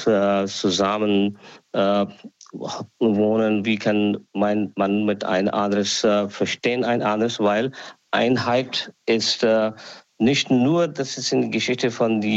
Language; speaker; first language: German; non-native, learner; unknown